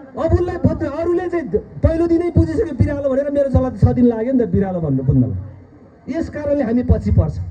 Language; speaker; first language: Nepali; non-native, local second language; Eastern Tamang